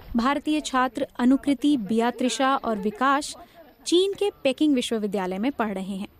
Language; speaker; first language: Hindi; native; Hindi